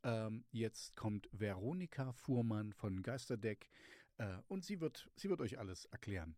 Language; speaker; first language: German; native; German